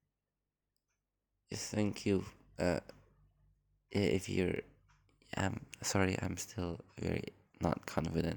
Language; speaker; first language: English; non-native, fluent; Indonesian